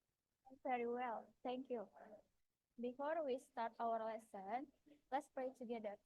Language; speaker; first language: English; non-native, fluent; Indonesian